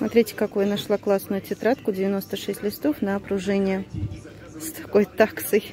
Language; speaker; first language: Russian; native; Russian